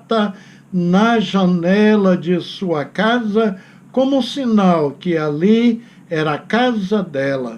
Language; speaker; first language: Portuguese; native; Portuguese